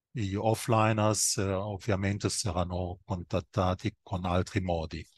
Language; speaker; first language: Italian; non-native, fluent; German